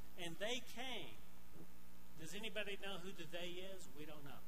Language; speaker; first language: English; native; English